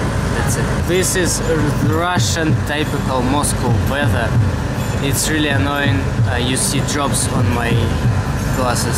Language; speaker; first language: English; non-native, learner; Russian